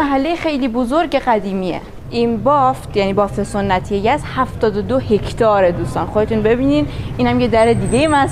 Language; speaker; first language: Persian; native; Persian